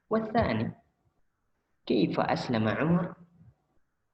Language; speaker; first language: Arabic; non-native, fluent; Indonesian